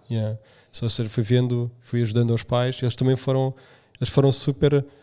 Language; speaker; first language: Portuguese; early bilingual, other home language; Romanian